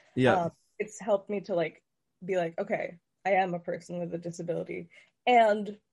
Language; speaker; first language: English; native; English